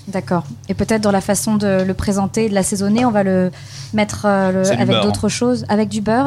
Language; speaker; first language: French; native; French